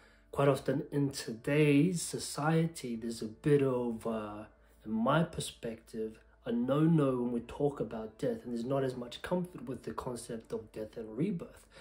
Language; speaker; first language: English; native; English